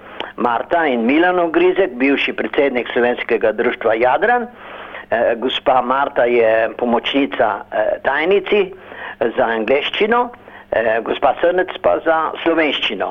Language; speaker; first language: Slovenian; early bilingual, heritage; Slovenian